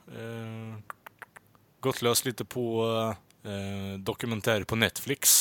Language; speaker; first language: Swedish; native; Swedish